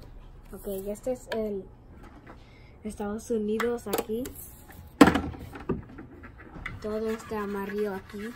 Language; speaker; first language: Spanish; early bilingual, heritage; Spanish